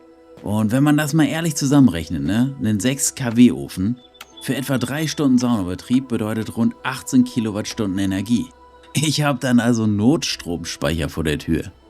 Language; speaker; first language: German; native; German